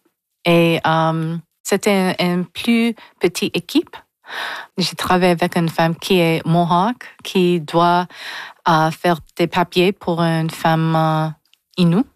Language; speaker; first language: French; non-native, learner; English